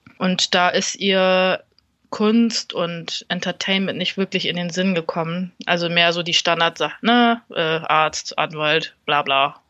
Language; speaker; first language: German; early bilingual, other home language; Vietnamese